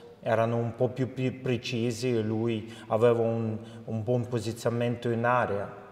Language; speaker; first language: Italian; non-native, fluent; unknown